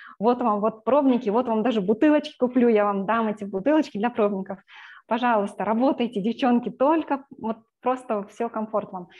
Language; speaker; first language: Russian; native; Russian